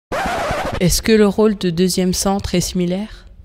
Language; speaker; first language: French; native; French